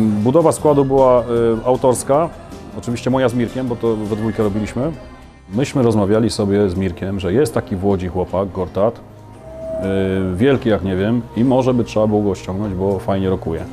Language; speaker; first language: Polish; native; Polish